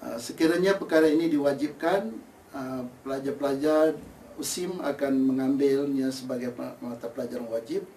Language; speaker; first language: Malay; native; Malay